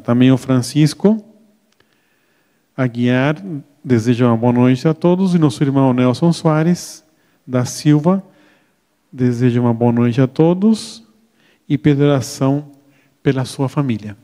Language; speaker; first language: Portuguese; native; Portuguese